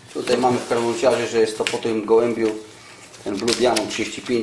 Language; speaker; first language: Polish; native; Polish